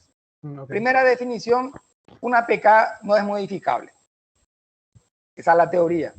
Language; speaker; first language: Spanish; native; Spanish